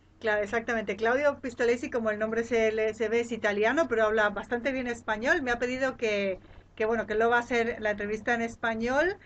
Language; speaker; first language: Spanish; native; Spanish